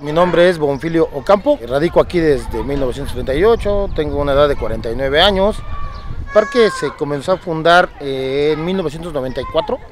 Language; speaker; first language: Spanish; native; Spanish